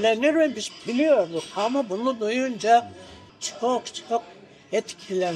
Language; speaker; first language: Turkish; non-native, local second language; Greek